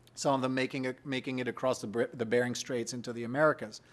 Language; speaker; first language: English; non-native, fluent; French